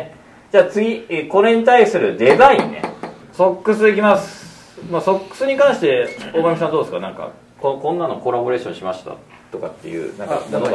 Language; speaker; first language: Japanese; native; Japanese